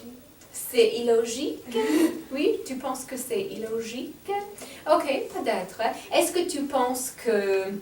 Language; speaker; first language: French; non-native, fluent; English